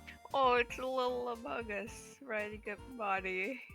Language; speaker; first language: English; native; English